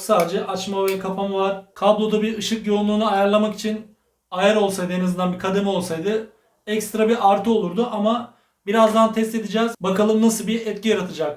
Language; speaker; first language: Turkish; native; Turkish